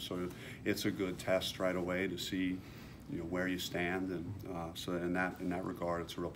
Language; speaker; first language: English; native; English